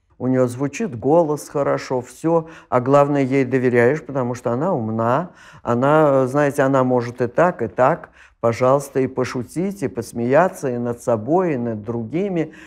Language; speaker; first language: Russian; native; Russian